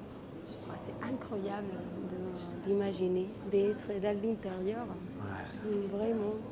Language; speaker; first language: French; non-native, fluent; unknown